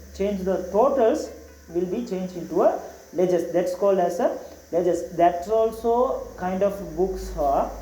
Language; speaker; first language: English; non-native, local second language; Tamil